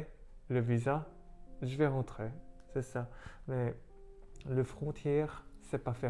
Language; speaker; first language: French; non-native, learner; Korean